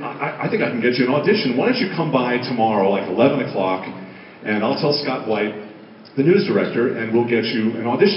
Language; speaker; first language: English; native; English